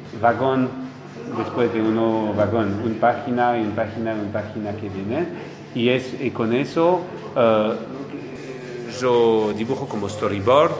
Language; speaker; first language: Spanish; non-native, learner; French